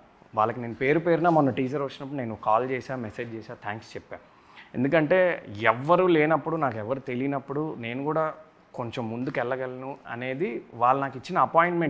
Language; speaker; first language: Telugu; native; Telugu